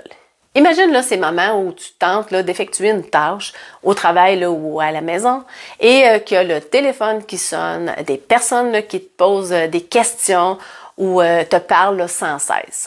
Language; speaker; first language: French; native; French